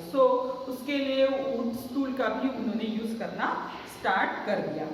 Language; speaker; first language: Hindi; non-native, local second language; Marathi